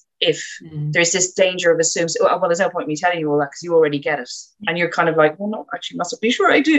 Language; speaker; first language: English; native; English